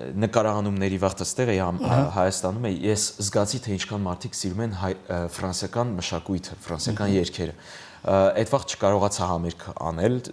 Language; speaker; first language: Armenian; early bilingual, heritage; Armenian